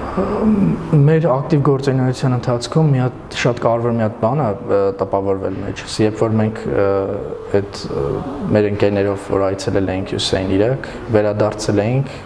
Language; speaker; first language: Armenian; non-native, local second language; Kurdish